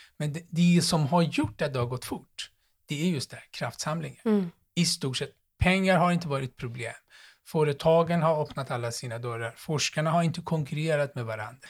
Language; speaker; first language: Swedish; non-native, fluent; Persian